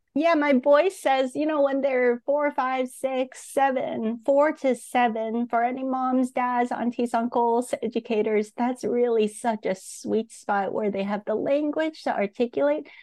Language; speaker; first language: English; non-native, local second language; Cantonese